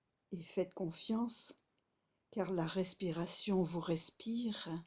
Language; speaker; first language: French; native; French